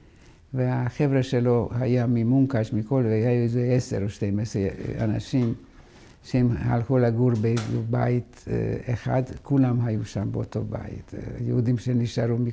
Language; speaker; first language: Hebrew; non-native, fluent; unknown